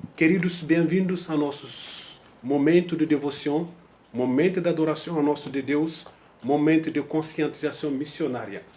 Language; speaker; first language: Portuguese; non-native, fluent; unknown